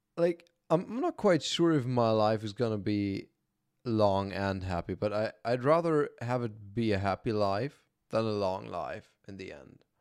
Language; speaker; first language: English; non-native, fluent; German